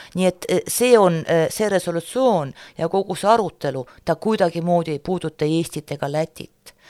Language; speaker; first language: Estonian; non-native, local second language; Russian